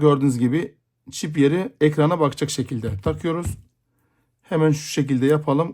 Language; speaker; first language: Turkish; native; Turkish